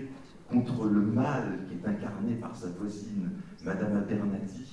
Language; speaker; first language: French; native; French